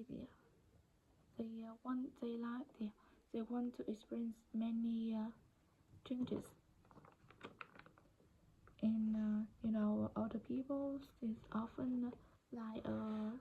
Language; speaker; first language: English; non-native, learner; Vietnamese